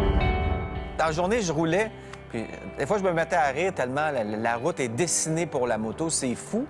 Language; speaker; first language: French; native; French